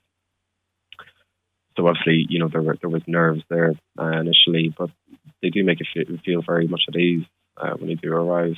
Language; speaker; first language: English; native; English